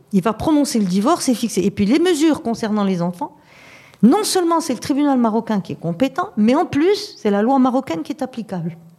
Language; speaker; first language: French; non-native, local second language; Arabic